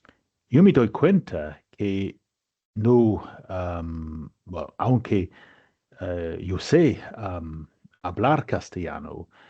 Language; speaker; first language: Spanish; non-native, fluent; English